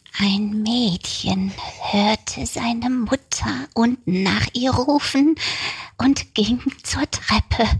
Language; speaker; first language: German; early bilingual, other home language; Turkish